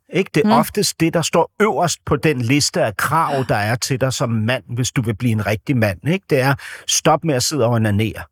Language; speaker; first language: Danish; native; Danish